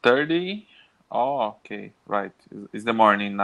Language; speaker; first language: English; non-native, learner; Portuguese